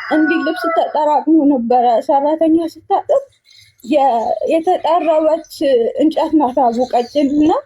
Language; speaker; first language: Amharic; native; Amharic